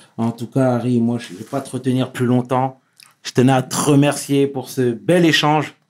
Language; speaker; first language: French; native; French